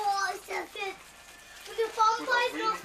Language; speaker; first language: German; native; German